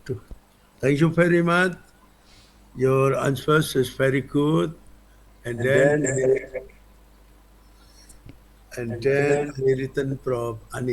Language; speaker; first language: English; non-native, learner; Indonesian